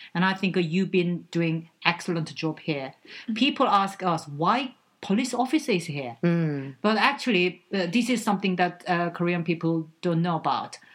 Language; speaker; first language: English; non-native, fluent; Korean